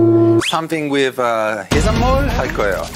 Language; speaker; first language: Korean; non-native, learner; Italian